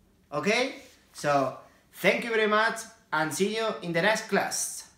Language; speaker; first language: English; non-native, fluent; Spanish